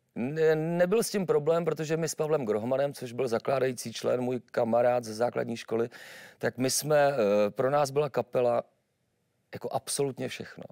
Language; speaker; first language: Czech; native; Czech